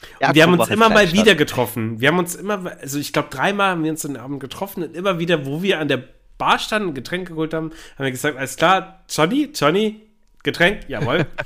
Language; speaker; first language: German; native; German